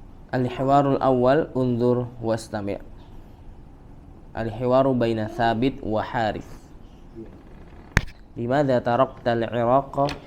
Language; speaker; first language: Arabic; non-native, fluent; Indonesian